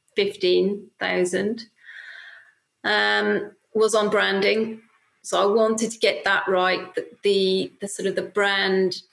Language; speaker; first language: English; native; English